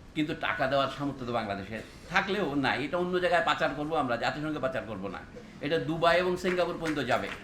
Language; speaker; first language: Bangla; non-native, local second language; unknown